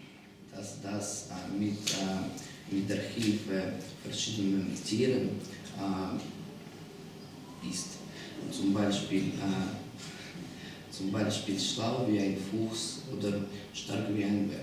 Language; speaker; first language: German; non-native, learner; Russian